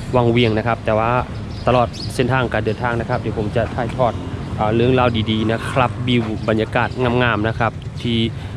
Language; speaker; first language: Thai; native; Thai